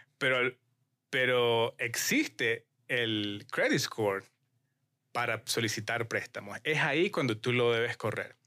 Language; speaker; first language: Spanish; native; Spanish